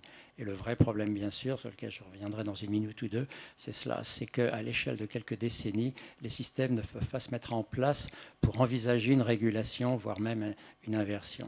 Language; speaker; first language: French; native; French